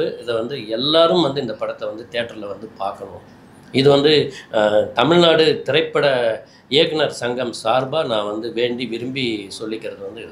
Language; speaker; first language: Tamil; native; Tamil